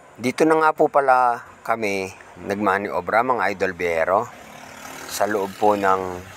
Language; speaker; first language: Filipino; non-native, local second language; Pampanga